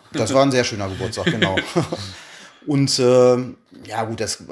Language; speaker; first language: German; native; German